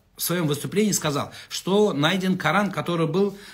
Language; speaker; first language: Russian; non-native, local second language; Kazakh